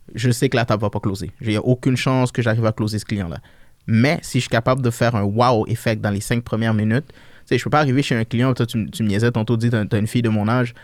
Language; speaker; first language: French; early bilingual, other home language; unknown